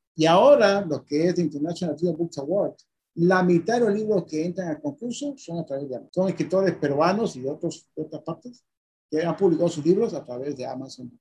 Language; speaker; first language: Spanish; native; Spanish